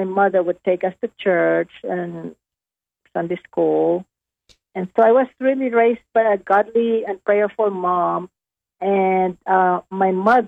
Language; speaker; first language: English; non-native, local second language; Hiligaynon